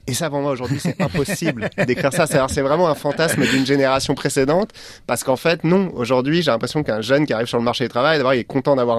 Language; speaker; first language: French; native; French